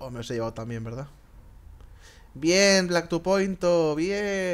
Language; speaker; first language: Spanish; native; Spanish